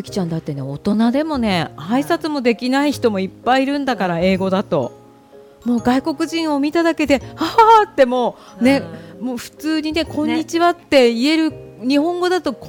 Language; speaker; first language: Japanese; native; Japanese